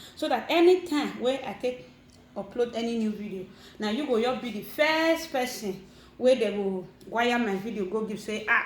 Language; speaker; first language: Nigerian Pidgin; non-native, local second language; Bini